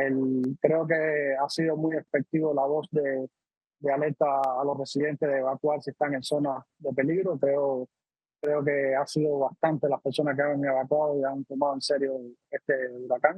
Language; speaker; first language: Spanish; native; Spanish